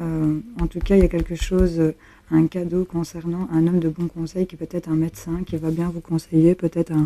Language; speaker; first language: French; native; French